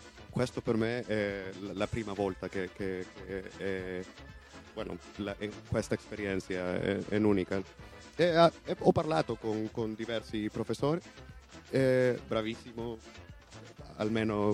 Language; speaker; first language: Italian; non-native, learner; Spanish